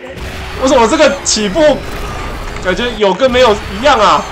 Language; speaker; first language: Chinese; native; Chinese